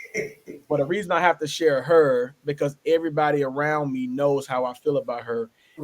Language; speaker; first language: English; native; English